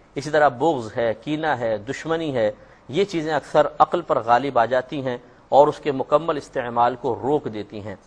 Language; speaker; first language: Urdu; native; Urdu